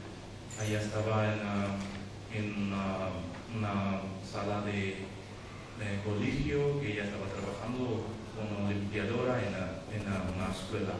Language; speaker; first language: Spanish; non-native, learner; Urdu